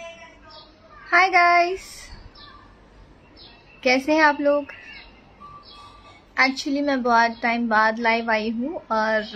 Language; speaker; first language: Hindi; native; Hindi